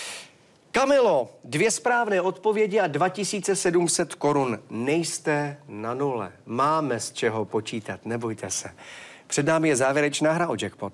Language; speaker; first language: Czech; native; Czech